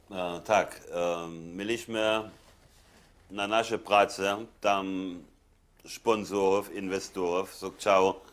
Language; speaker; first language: Polish; non-native, fluent; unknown